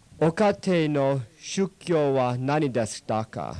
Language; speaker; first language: Japanese; non-native, learner; English